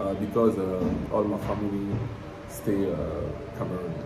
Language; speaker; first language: English; non-native, learner; French